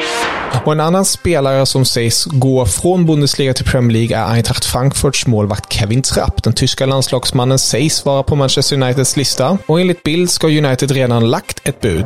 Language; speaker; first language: Swedish; native; Swedish